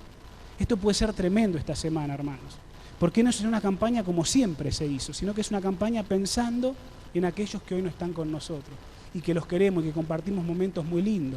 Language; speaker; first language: Spanish; native; Spanish